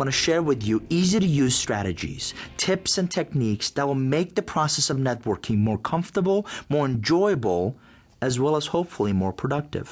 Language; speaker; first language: English; non-native, fluent; Persian